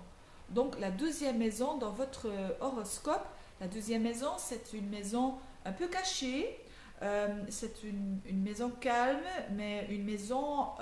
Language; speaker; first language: French; non-native, local second language; Dutch